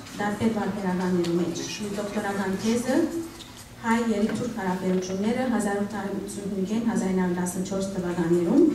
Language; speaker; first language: Armenian; early bilingual, heritage; Armenian